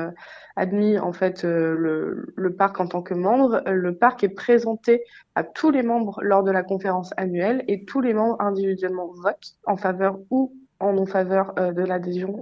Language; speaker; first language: French; native; French